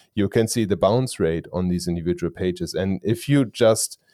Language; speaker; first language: English; non-native, fluent; German